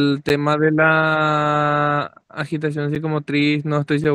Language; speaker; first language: Spanish; native; Spanish